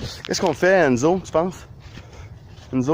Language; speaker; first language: French; native; French